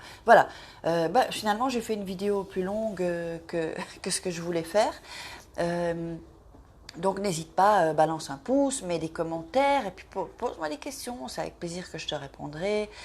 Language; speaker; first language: French; native; French